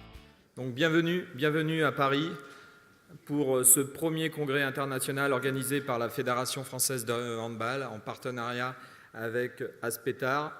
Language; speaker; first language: French; native; French